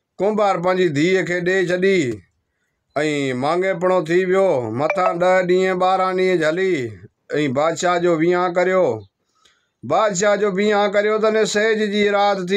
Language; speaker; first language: Sindhi; non-native, local second language; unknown